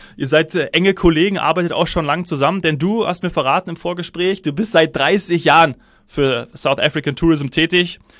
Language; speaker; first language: German; native; German